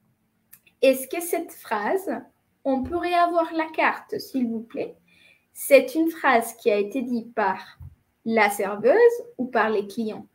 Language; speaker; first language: French; non-native, fluent; Spanish